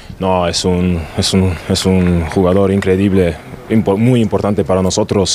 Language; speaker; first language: Spanish; non-native, learner; German